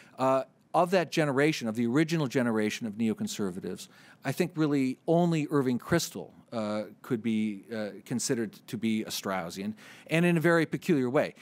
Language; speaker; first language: English; native; English